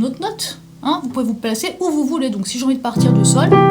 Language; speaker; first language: French; native; French